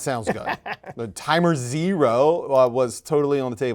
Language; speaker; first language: English; native; English